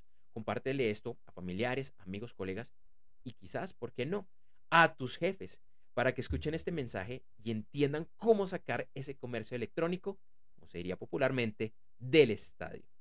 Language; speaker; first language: Spanish; native; Spanish